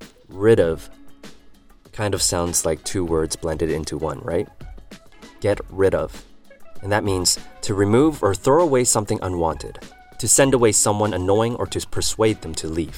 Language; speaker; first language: English; native; English